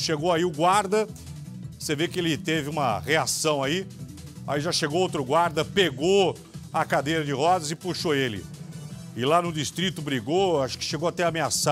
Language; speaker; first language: Portuguese; native; Portuguese